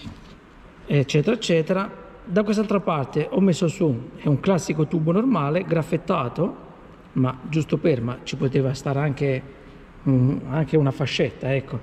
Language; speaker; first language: Italian; native; Italian